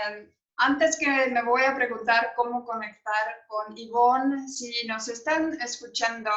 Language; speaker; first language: Spanish; non-native, fluent; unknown